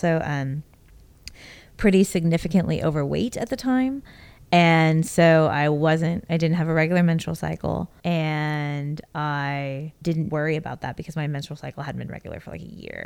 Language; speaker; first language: English; native; English